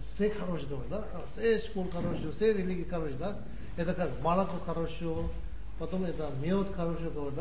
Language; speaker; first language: Russian; non-native, learner; Tibetan